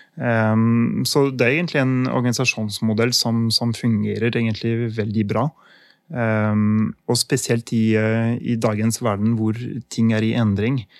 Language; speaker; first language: Norwegian; non-native, fluent; French